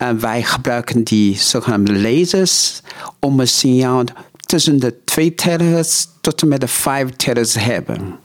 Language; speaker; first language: Dutch; non-native, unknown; Chinese